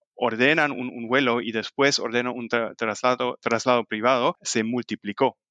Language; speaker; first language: Spanish; non-native, fluent; German